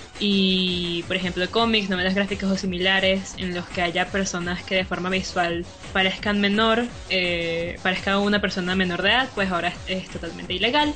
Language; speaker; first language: Spanish; native; Spanish